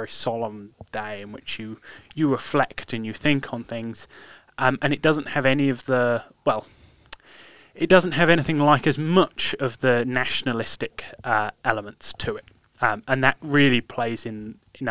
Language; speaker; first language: English; native; English